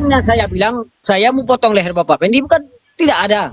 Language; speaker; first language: Indonesian; non-native, local second language; Achinese